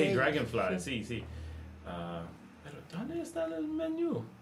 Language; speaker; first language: Spanish; non-native, learner; English